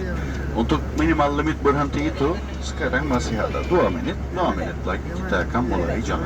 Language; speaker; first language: Indonesian; non-native, fluent; Turkish